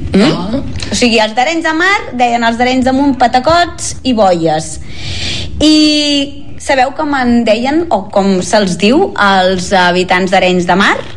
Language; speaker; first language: Catalan; native; Catalan